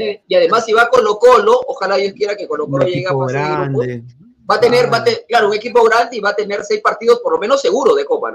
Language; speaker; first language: Spanish; native; Spanish